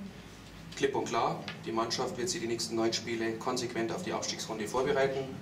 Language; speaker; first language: German; native; German